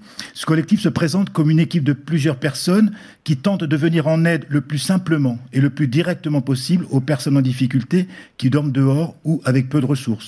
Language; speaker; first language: French; native; French